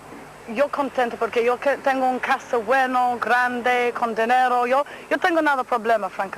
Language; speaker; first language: Spanish; non-native, learner; English